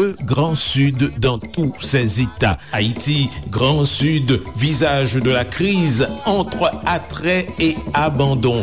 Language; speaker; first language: French; non-native, local second language; Haitian Creole